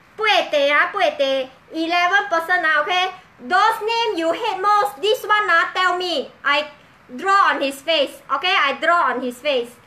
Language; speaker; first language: English; non-native, local second language; Min Nan Chinese